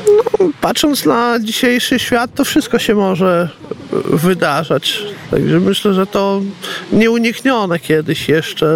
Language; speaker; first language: Polish; non-native, local second language; Ukrainian